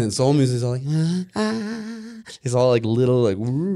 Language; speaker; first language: English; early bilingual, other home language; Spanish